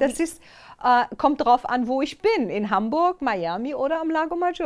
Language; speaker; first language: German; non-native, fluent; Persian